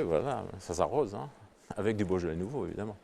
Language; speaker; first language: French; native; French